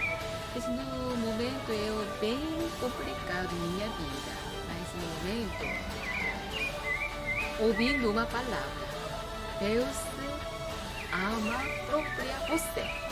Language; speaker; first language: Portuguese; non-native, learner; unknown